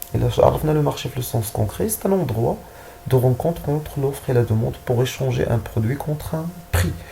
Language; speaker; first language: French; non-native, local second language; Arabic